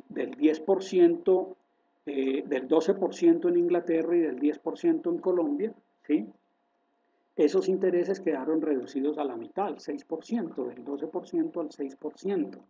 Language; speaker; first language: Spanish; native; Spanish